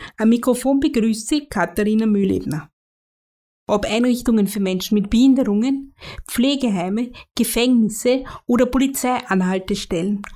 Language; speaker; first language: German; native; German